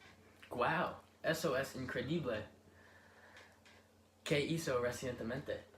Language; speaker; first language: Spanish; non-native, learner; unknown